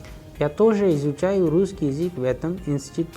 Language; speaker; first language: Russian; non-native, fluent; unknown